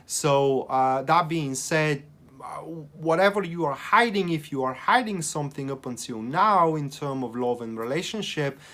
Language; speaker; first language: English; non-native, fluent; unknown